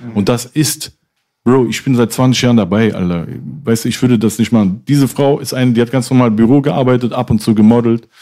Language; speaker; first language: German; native; German